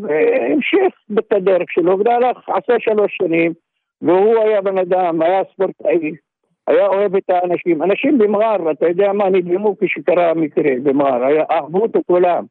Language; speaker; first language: Hebrew; non-native, local second language; Arabic